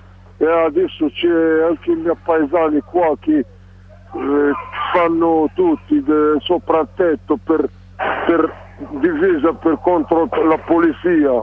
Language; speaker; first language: Italian; non-native, learner; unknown